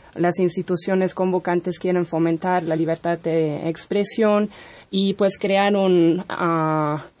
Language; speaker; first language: Spanish; non-native, fluent; German